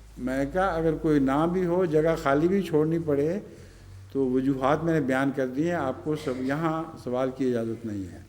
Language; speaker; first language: Urdu; native; Urdu